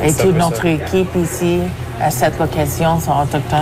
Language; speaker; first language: French; non-native, fluent; English